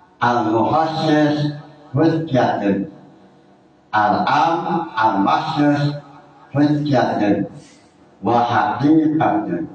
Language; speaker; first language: Arabic; non-native, fluent; Indonesian